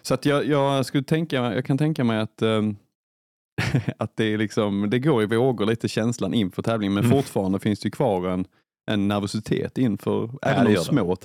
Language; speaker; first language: Swedish; native; Swedish